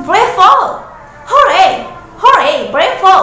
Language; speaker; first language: English; non-native, learner; Indonesian